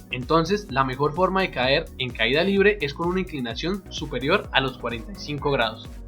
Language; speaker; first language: Spanish; native; Spanish